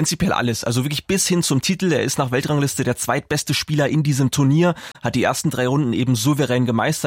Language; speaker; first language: German; native; German